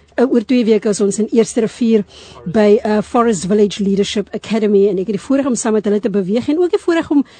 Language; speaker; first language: Afrikaans; early bilingual, heritage; Afrikaans